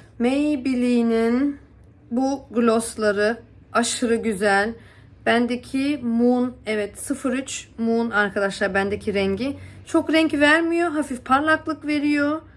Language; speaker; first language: Turkish; early bilingual, heritage; Turkish